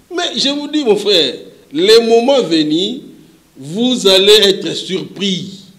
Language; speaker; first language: French; non-native, local second language; Lingala